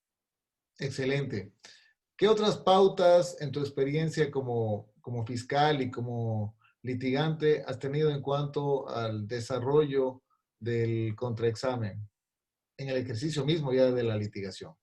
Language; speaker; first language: Spanish; native; Spanish